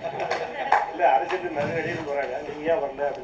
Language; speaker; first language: Tamil; native; Tamil